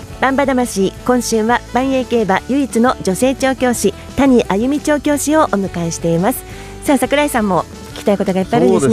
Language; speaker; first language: Japanese; native; Japanese